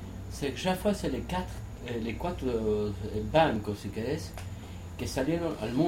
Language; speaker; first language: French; non-native, learner; Spanish